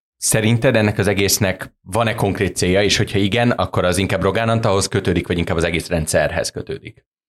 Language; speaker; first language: Hungarian; native; Hungarian